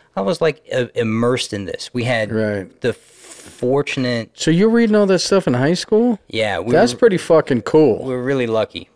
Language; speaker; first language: English; native; English